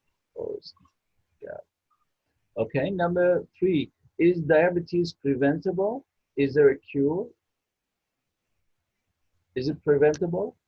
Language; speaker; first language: English; non-native, fluent; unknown